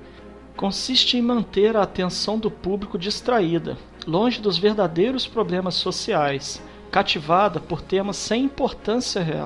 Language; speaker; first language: Portuguese; native; Portuguese